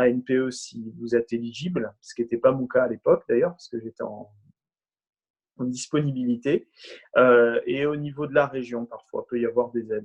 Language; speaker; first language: French; native; French